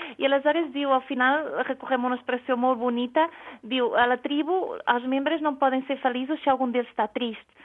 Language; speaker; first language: Catalan; non-native, fluent; Portuguese